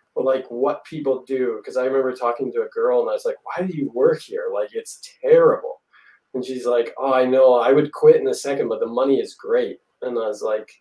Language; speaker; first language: English; native; English